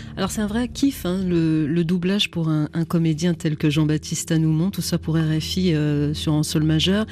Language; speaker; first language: French; native; French